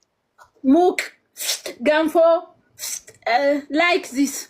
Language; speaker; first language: English; non-native, learner; Amharic